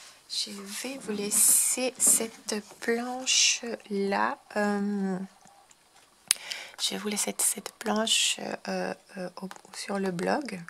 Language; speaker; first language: French; non-native, fluent; Spanish